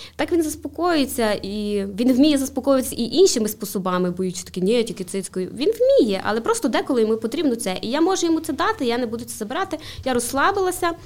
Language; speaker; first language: Ukrainian; native; Ukrainian